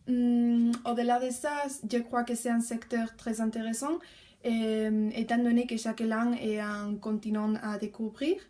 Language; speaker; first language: French; non-native, learner; Spanish